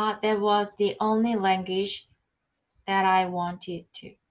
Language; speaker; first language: English; non-native, learner; Korean